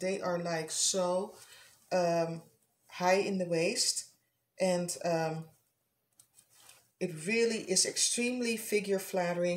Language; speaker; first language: English; non-native, fluent; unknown